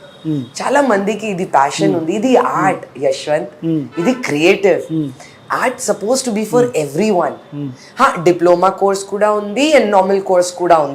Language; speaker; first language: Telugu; non-native, learner; Hindi